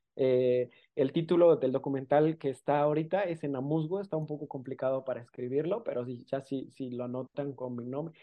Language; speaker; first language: Spanish; non-native, local second language; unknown